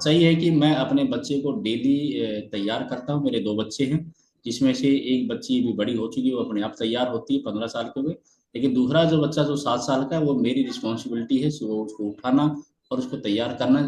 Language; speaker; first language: Hindi; native; Hindi